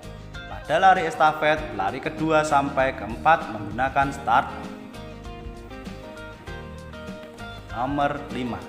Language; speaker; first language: Indonesian; native; Indonesian